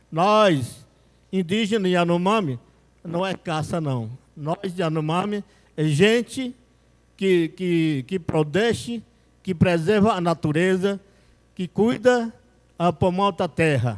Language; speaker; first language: Portuguese; non-native, local second language; Yanomámi